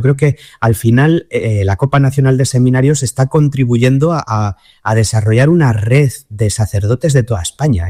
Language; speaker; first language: Spanish; native; Spanish